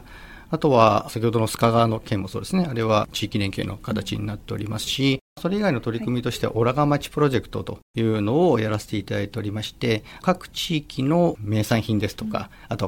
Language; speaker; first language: Japanese; native; Japanese